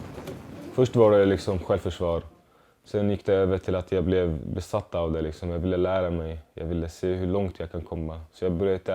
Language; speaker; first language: Swedish; non-native, fluent; Arabic